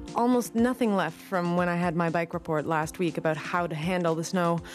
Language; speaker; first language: English; native; English